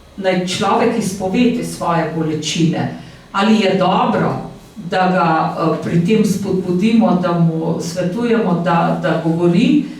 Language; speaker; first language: Slovenian; native; Slovenian